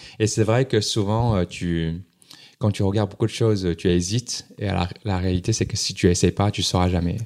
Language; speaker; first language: French; non-native, fluent; Chinese